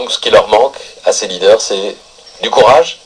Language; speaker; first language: French; native; French